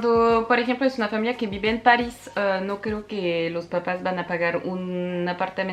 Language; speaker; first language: Spanish; non-native, fluent; French